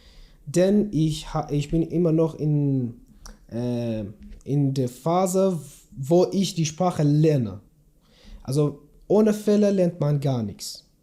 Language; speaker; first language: German; non-native, learner; Kurdish